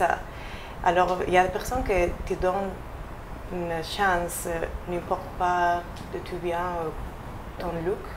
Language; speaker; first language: French; non-native, fluent; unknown